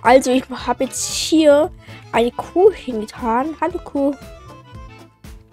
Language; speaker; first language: German; native; German